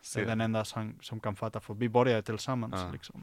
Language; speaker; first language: Swedish; non-native, fluent; Spanish